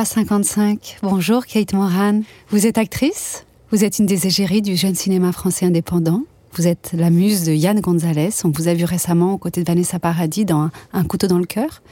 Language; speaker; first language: French; native; French